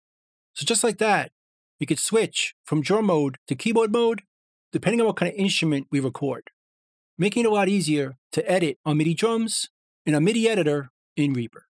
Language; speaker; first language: English; native; English